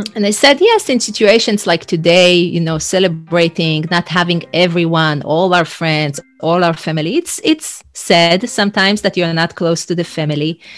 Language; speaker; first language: English; non-native, fluent; Hebrew